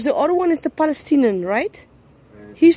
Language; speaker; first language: English; non-native, fluent; Dutch